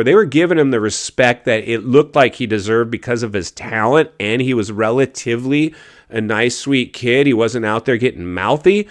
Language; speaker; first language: English; native; English